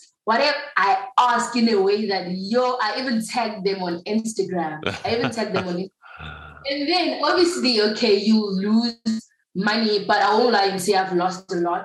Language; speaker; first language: English; non-native, local second language; Zulu